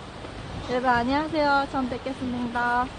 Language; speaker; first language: Korean; non-native, learner; Japanese